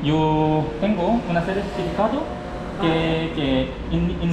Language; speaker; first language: Spanish; non-native, learner; Korean